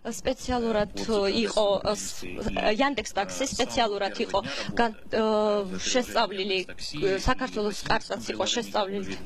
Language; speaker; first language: Georgian; non-native, local second language; Russian